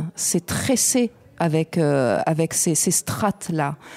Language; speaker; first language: French; native; French